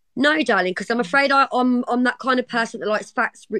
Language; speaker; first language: English; native; English